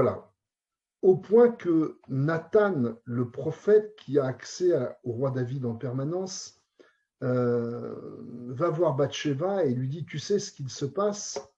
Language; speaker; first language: French; native; French